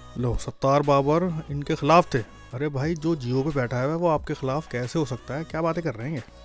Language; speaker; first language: Urdu; native; Urdu